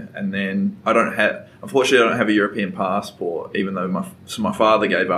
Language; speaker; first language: English; native; English